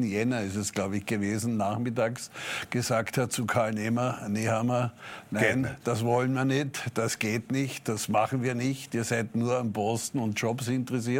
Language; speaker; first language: German; native; German